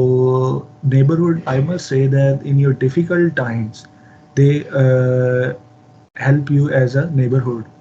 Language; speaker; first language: English; non-native, learner; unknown